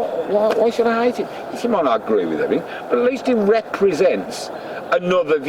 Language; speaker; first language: English; native; English